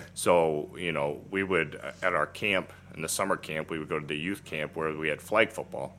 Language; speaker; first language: English; native; English